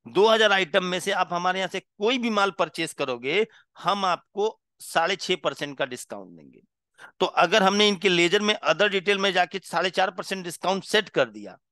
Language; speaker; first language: Hindi; non-native, local second language; Gujarati